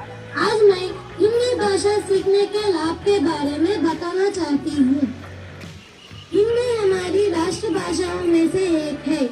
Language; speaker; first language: Hindi; non-native, local second language; Telugu